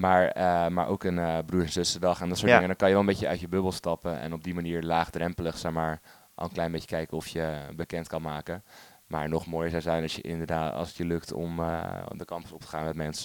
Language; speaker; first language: Dutch; native; Dutch